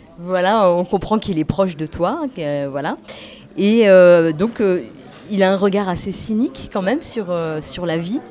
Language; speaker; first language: French; native; French